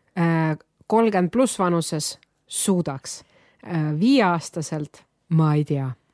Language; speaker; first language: Estonian; non-native, local second language; Russian